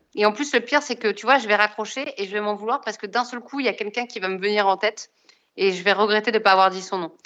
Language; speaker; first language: French; native; French